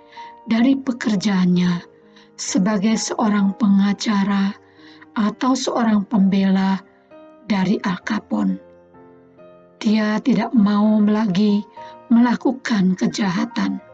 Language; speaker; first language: Indonesian; native; Indonesian